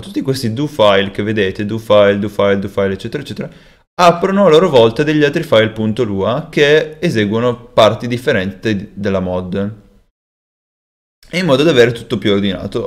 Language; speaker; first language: Italian; native; Italian